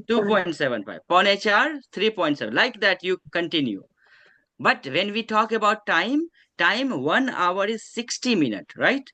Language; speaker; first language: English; non-native, local second language; Hindi